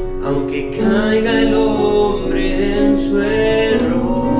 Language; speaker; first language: Spanish; native; Spanish